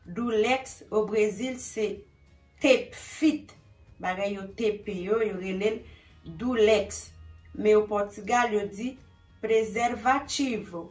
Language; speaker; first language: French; non-native, local second language; Haitian Creole